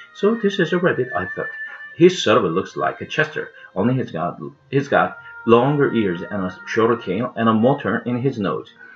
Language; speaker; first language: English; non-native, fluent; Korean